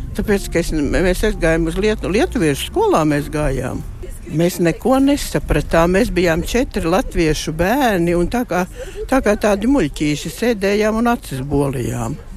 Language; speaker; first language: Latvian; early bilingual, heritage; Latvian